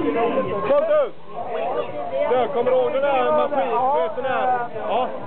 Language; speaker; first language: Swedish; native; Swedish